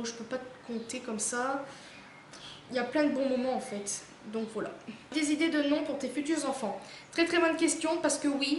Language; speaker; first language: French; native; French